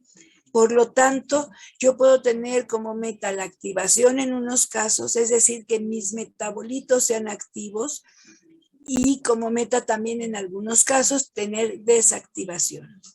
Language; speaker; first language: Spanish; native; Spanish